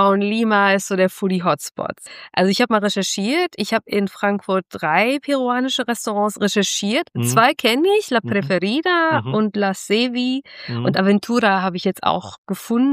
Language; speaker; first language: German; native; German